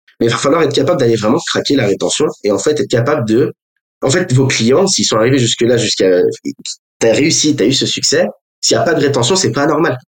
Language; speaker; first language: French; native; French